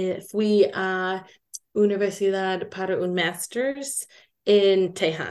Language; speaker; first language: Spanish; non-native, learner; English